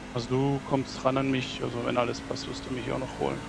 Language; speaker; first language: German; native; German